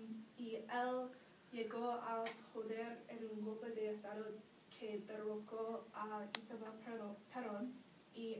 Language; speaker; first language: Spanish; non-native, learner; English